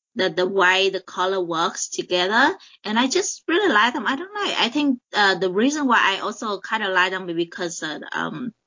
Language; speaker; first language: English; non-native, fluent; Vietnamese